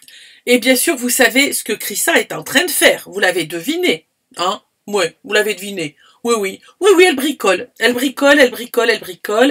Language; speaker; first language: French; native; French